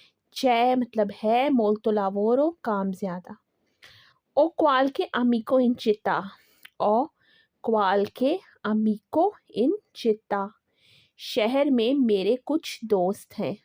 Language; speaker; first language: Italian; non-native, learner; Urdu